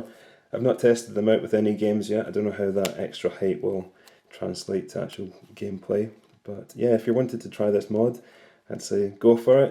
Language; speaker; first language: English; native; English